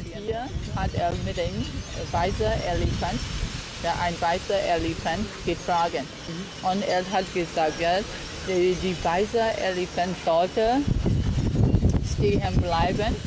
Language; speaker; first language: German; non-native, learner; Burmese